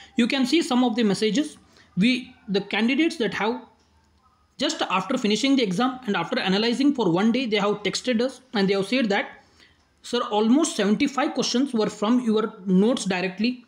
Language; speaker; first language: English; non-native, local second language; Kannada